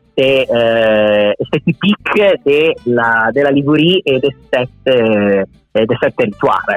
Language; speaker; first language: French; non-native, learner; Italian